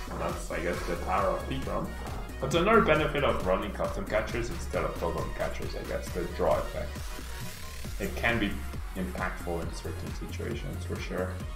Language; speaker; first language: English; non-native, fluent; Spanish